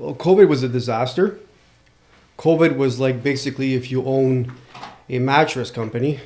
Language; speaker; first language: English; non-native, local second language; French